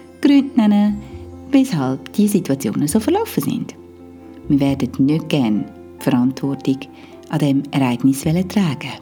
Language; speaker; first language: German; native; German